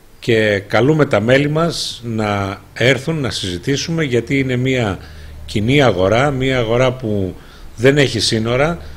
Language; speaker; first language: Greek; native; Greek